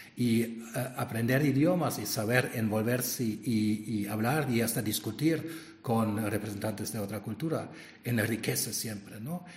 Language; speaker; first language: Spanish; non-native, fluent; German